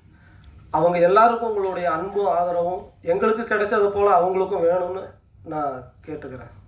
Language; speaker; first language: Tamil; native; Tamil